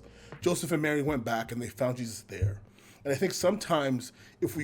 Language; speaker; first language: English; native; English